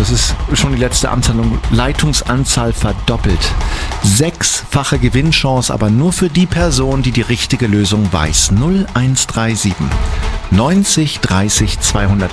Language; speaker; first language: German; native; German